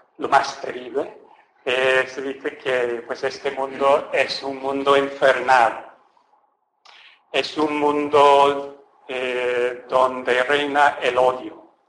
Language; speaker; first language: Spanish; non-native, fluent; English